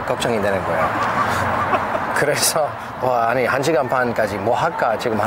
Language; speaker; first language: Korean; non-native, fluent; English